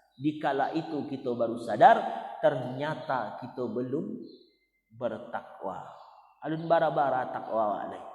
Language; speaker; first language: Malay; non-native, local second language; Minangkabau